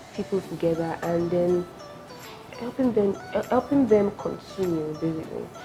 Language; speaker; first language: English; non-native, local second language; Yoruba